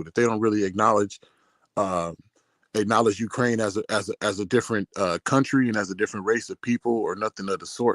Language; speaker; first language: English; native; English